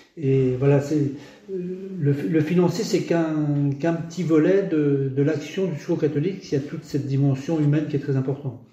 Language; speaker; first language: French; native; French